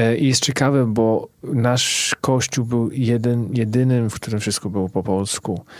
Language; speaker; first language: Polish; early bilingual, heritage; Polish